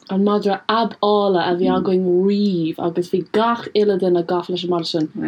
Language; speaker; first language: Irish; non-native, local second language; English